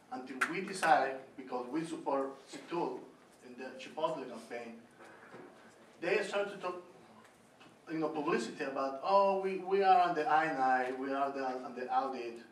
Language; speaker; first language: English; non-native, learner; Spanish